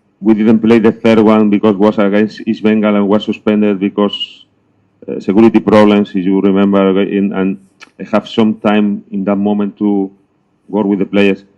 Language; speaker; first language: English; non-native, learner; Spanish